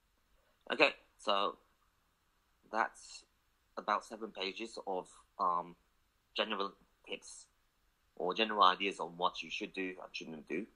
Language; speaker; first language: English; non-native, fluent; Japanese